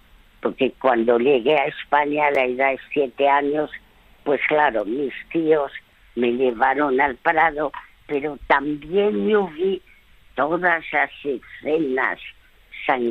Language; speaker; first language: Spanish; early bilingual, other home language; French